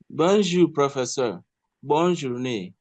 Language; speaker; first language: French; non-native, learner; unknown